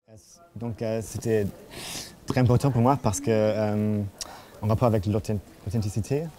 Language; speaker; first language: French; non-native, fluent; German